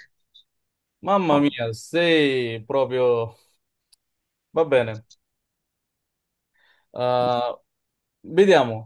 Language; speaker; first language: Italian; non-native, fluent; Bangla